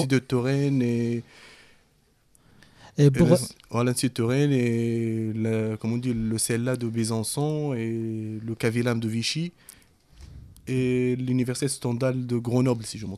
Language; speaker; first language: French; non-native, fluent; Arabic